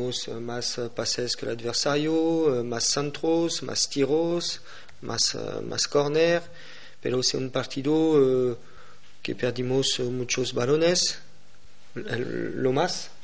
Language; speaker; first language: Spanish; non-native, learner; French